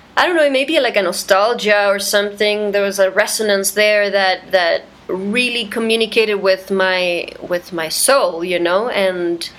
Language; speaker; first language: English; non-native, fluent; Spanish